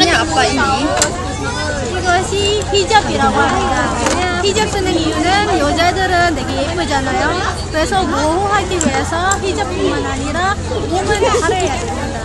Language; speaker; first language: Korean; non-native, learner; Indonesian